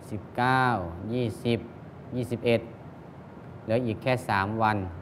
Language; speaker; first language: Thai; native; Thai